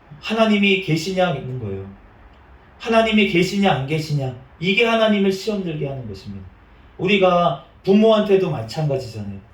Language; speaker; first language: Korean; native; Korean